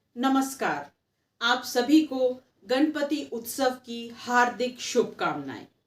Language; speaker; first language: Hindi; native; Hindi